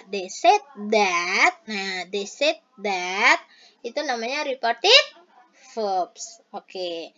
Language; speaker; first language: English; non-native, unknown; Indonesian